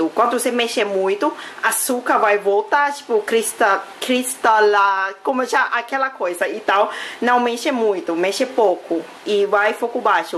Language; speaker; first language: Portuguese; non-native, learner; Thai